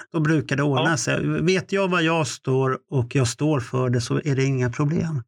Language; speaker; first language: Swedish; native; Swedish